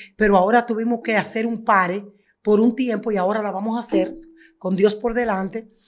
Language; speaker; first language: Spanish; native; Spanish